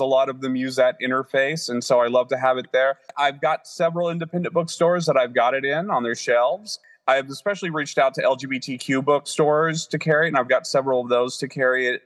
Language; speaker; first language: English; native; English